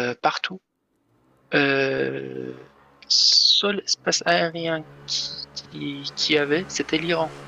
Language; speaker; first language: French; non-native, learner; Persian